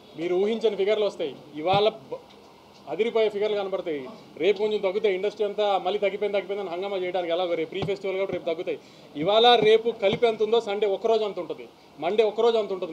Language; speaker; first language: Telugu; native; Telugu